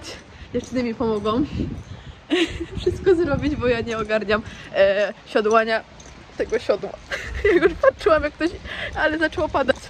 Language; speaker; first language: Polish; native; Polish